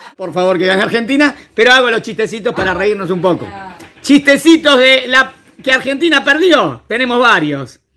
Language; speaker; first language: Spanish; native; Spanish